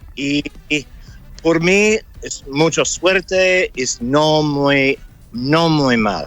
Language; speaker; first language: Spanish; non-native, learner; English